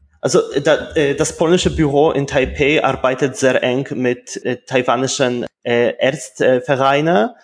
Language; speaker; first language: German; non-native, fluent; Polish